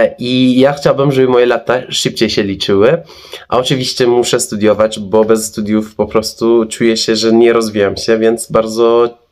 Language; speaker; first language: Polish; non-native, fluent; Persian